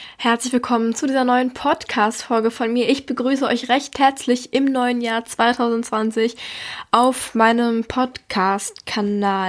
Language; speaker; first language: German; native; German